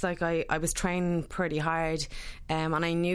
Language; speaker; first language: English; native; English